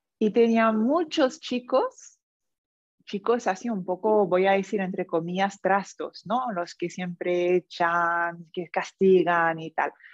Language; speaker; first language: Spanish; non-native, fluent; French